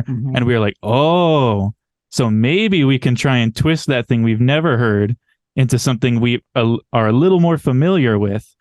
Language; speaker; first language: English; native; English